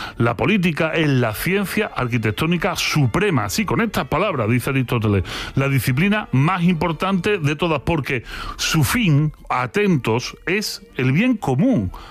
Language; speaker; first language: Spanish; native; Spanish